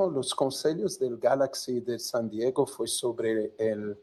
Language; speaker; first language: Spanish; non-native, fluent; Portuguese